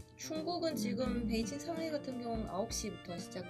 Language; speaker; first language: Korean; non-native, fluent; Chinese